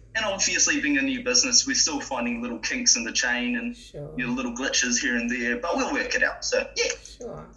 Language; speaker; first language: English; native; English